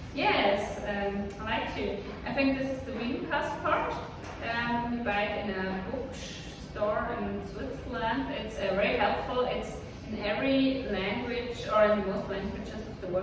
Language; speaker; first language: English; non-native, fluent; Swiss German